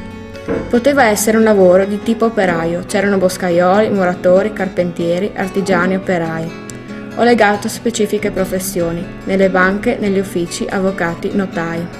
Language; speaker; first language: Italian; native; Italian